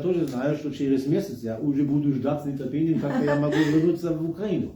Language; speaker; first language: Russian; non-native, fluent; German